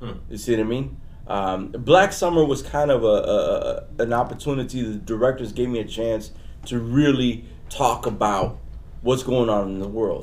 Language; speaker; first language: English; early bilingual, other home language; Spanish